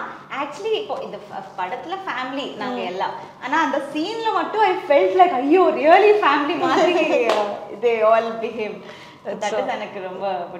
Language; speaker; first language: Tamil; non-native, learner; Telugu